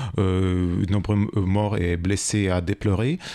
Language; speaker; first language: French; non-native, fluent; Ukrainian